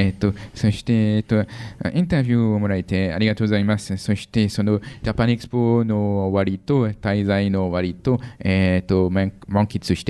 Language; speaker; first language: Japanese; non-native, fluent; French